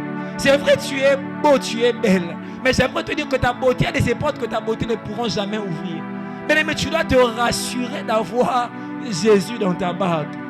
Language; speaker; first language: French; non-native, local second language; Lingala